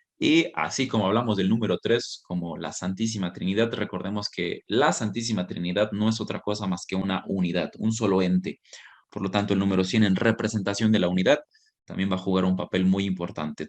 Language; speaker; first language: Spanish; native; Spanish